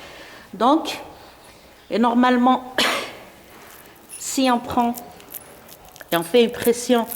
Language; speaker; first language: French; non-native, local second language; Arabic